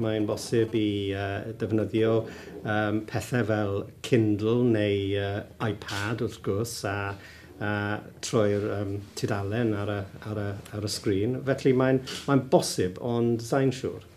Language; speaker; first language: Welsh; non-native, local second language; English